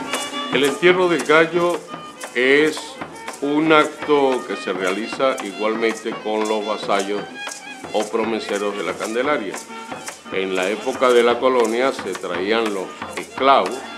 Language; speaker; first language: Spanish; native; Spanish